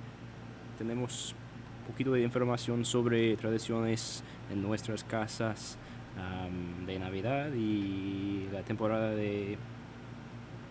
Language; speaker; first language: Spanish; non-native, learner; English